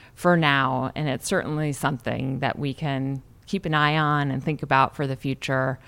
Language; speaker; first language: English; native; English